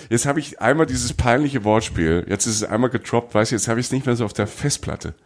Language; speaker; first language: German; native; German